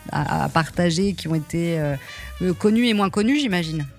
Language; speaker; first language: French; native; French